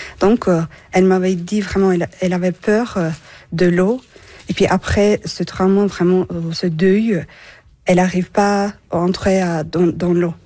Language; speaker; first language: French; non-native, fluent; Turkish